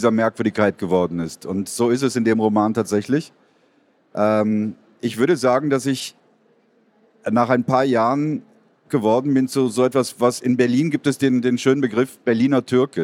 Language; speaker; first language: German; native; German